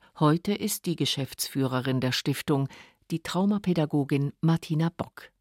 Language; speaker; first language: German; native; German